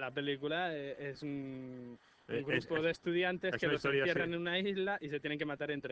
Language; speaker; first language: Spanish; native; Spanish